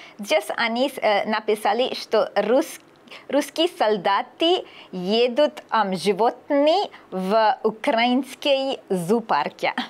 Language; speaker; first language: Russian; non-native, learner; English